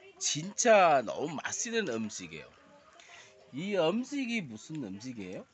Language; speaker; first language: Korean; non-native, learner; Indonesian